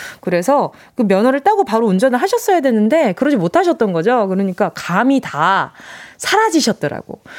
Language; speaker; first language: Korean; native; Korean